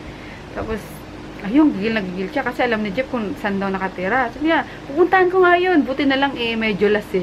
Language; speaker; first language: Filipino; native; Filipino